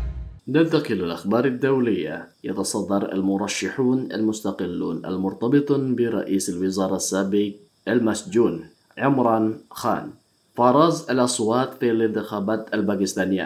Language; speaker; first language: Arabic; non-native, fluent; Indonesian